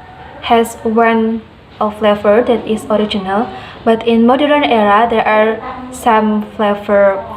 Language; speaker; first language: English; non-native, learner; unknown